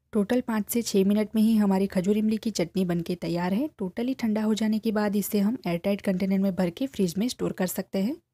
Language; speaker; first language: Hindi; non-native, local second language; Gujarati